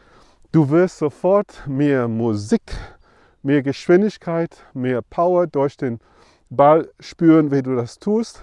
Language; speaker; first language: German; non-native, fluent; English